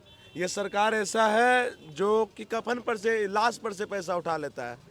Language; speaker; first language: Hindi; native; Hindi